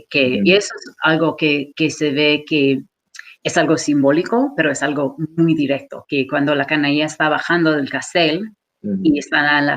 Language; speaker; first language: Spanish; non-native, fluent; English